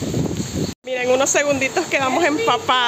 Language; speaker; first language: Spanish; native; Spanish